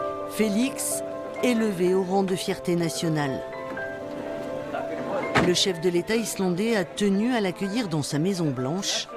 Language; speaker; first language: French; native; French